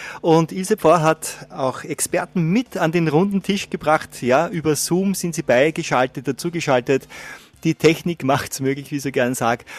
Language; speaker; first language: German; native; German